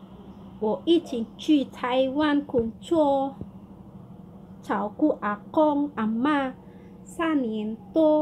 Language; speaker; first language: Chinese; non-native, learner; Indonesian